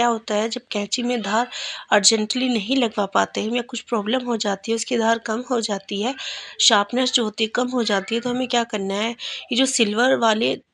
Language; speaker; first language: Hindi; native; Hindi